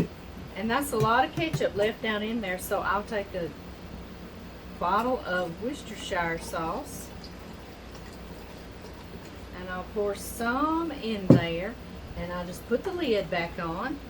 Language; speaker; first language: English; native; English